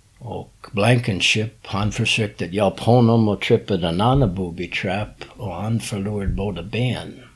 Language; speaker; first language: Swedish; non-native, learner; English